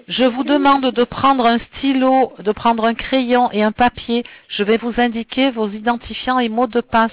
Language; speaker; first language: French; native; French